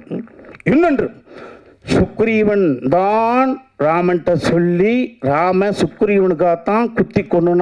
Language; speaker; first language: Tamil; native; Tamil